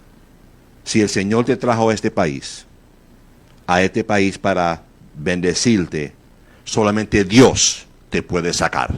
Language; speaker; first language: Spanish; native; Spanish